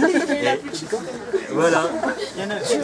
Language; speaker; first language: French; native; French